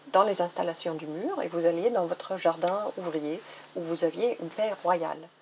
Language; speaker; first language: French; non-native, fluent; German